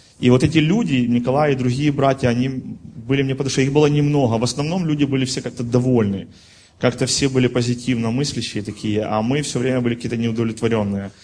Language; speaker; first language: Russian; native; Russian